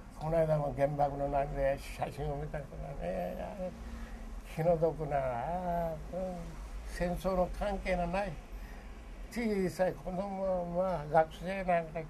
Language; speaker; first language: Japanese; early bilingual, other home language; Korean